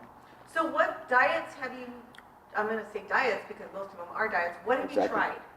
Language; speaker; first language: English; native; English